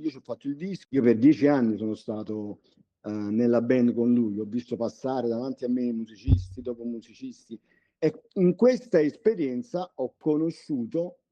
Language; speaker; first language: Italian; native; Italian